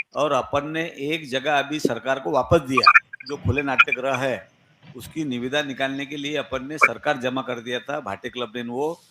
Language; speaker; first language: Hindi; non-native, local second language; Marathi